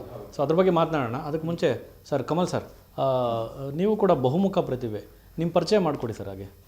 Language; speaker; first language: Kannada; native; Kannada